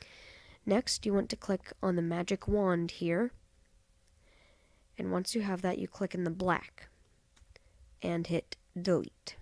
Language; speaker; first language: English; native; English